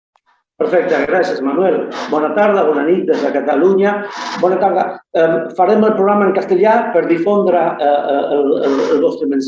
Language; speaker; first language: Catalan; non-native, learner; Spanish